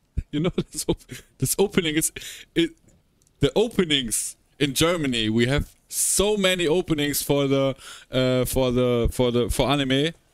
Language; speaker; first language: English; non-native, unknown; German